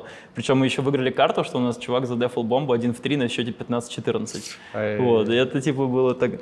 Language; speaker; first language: Russian; native; Russian